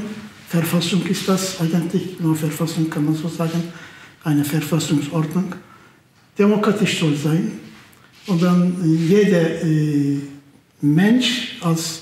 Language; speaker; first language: German; non-native, fluent; Turkish